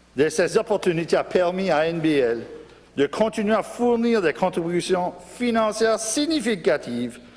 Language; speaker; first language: French; non-native, local second language; English